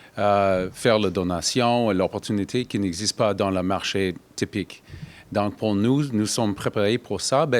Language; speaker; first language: French; non-native, learner; English